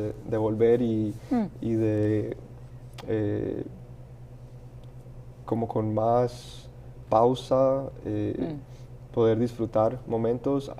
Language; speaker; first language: Spanish; early bilingual, heritage; Spanish